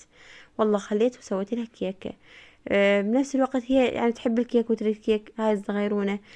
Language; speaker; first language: Arabic; native; Arabic